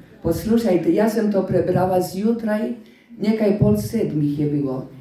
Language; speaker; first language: Polish; native; Polish